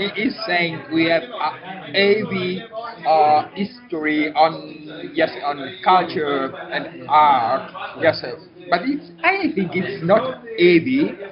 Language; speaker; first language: English; non-native, learner; Italian